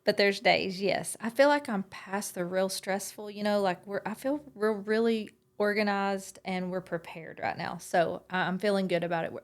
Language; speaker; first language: English; native; English